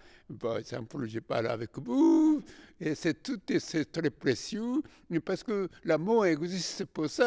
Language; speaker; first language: French; non-native, fluent; Japanese